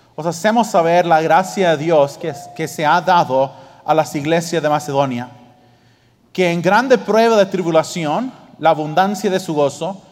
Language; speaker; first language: Spanish; early bilingual, heritage; English